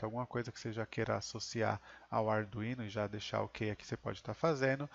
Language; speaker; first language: Portuguese; native; Portuguese